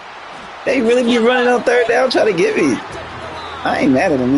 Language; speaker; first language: English; native; English